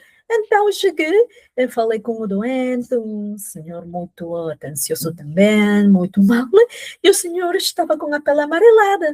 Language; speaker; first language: Portuguese; non-native, fluent; Spanish